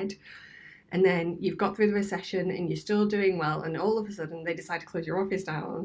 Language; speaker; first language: English; native; English